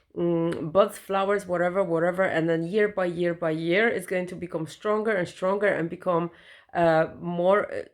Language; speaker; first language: English; non-native, fluent; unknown